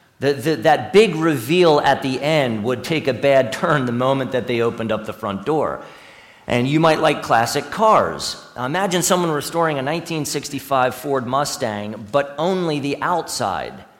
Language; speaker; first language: English; native; English